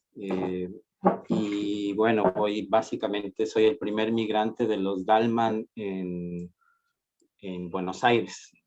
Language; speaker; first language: Spanish; native; Spanish